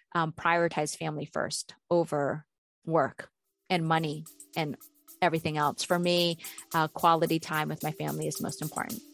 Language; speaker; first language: English; native; English